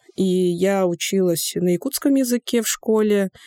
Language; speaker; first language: Russian; non-native, local second language; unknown